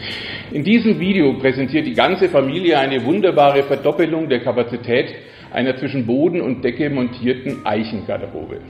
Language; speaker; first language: German; native; German